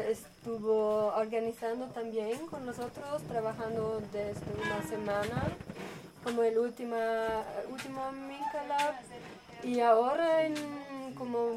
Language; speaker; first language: Spanish; non-native, learner; German